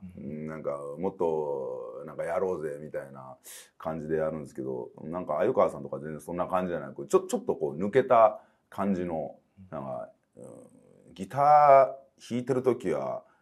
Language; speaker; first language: Japanese; native; Japanese